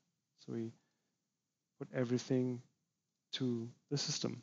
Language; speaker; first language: English; non-native, fluent; German